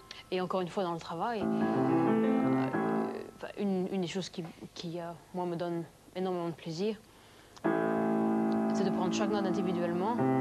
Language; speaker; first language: French; native; French